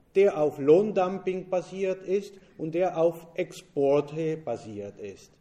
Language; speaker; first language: German; non-native, fluent; Spanish